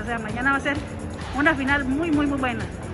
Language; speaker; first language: Spanish; native; Spanish